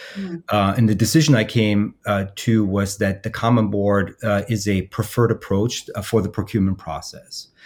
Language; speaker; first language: English; non-native, fluent; German